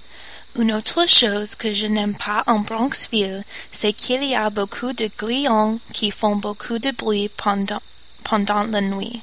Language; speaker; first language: French; non-native, learner; English